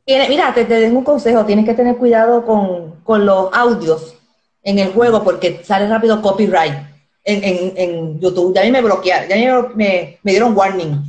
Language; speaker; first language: Spanish; native; Spanish